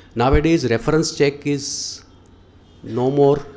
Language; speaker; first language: English; non-native, local second language; Gujarati